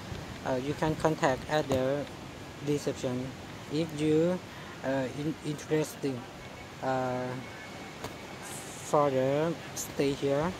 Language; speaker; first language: English; non-native, learner; Thai